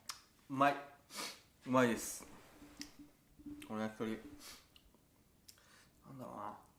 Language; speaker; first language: Japanese; native; Japanese